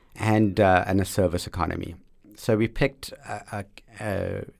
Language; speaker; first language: English; native; English